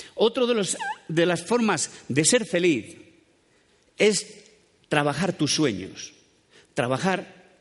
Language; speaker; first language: Spanish; native; Spanish